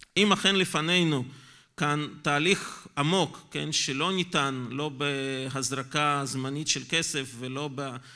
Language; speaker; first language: Hebrew; non-native, fluent; Russian